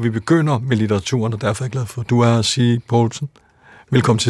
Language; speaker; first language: Danish; native; Danish